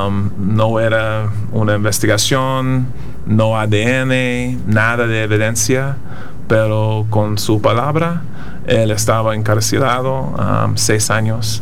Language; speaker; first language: Spanish; non-native, fluent; English